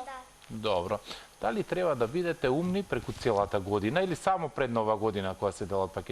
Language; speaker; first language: Macedonian; native; Macedonian